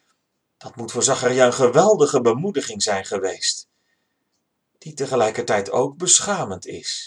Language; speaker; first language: Dutch; native; Dutch